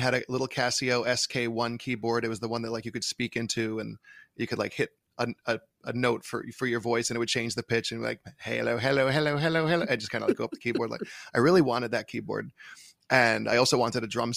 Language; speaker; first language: English; native; English